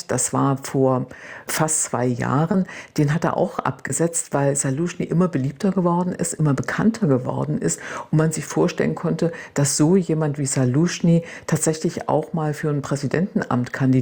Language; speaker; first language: German; native; German